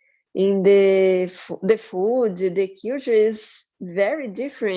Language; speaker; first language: English; non-native, learner; Portuguese